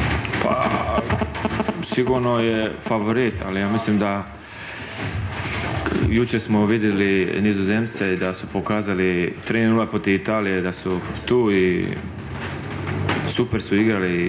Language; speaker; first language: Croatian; early bilingual, heritage; Croatian